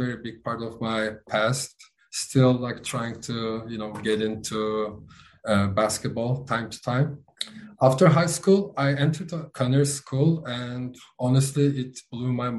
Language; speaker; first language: English; non-native, fluent; Turkish